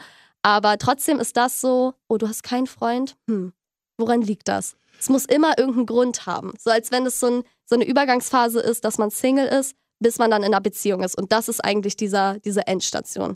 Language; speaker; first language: German; native; German